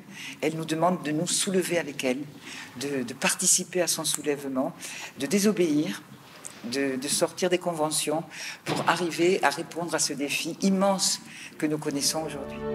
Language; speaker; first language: French; native; French